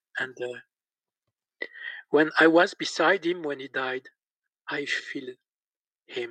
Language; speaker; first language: English; non-native, learner; French